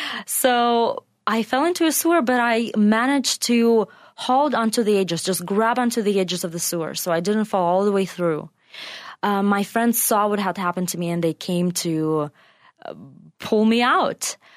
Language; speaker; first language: English; non-native, fluent; Russian